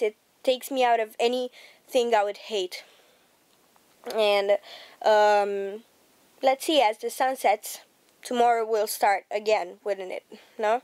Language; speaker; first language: English; non-native, fluent; Romanian